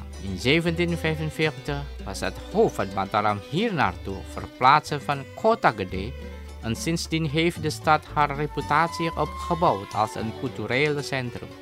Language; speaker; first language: Dutch; non-native, fluent; Indonesian